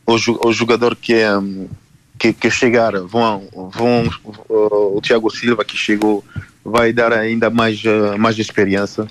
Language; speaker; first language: Portuguese; non-native, fluent; Haitian Creole